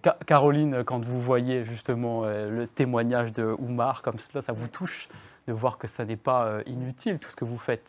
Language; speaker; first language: French; native; French